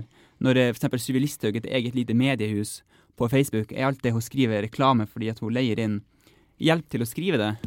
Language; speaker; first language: Norwegian; native; Norwegian